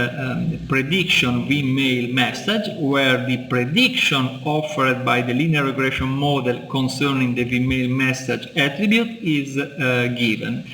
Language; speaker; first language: English; non-native, fluent; Italian